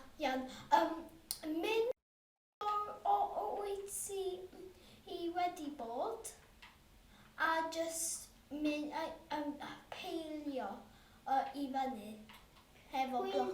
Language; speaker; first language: Welsh; non-native, local second language; English